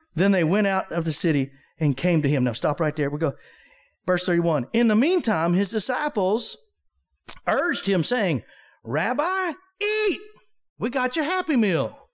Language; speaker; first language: English; native; English